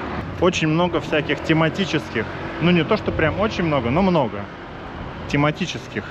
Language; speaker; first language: Russian; native; Russian